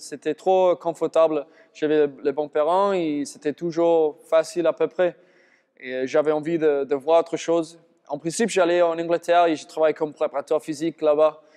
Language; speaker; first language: French; non-native, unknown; English